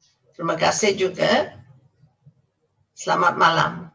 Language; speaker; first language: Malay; non-native, fluent; Tamil